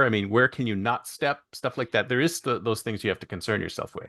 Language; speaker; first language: English; native; English